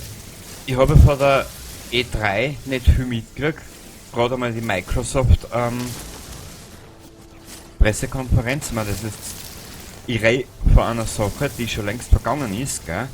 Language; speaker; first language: German; native; German